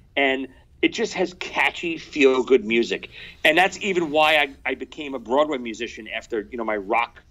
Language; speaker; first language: English; native; English